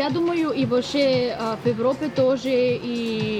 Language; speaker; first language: Russian; non-native, learner; Bulgarian